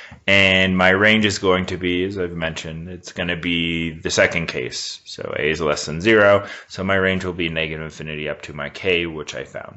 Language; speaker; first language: English; native; English